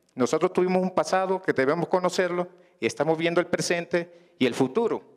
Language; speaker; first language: Spanish; non-native, local second language; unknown